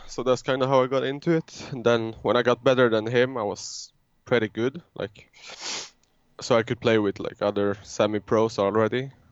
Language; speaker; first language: English; non-native, fluent; Swedish